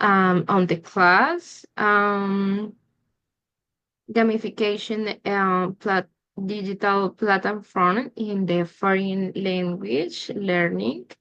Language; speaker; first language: English; non-native, learner; Spanish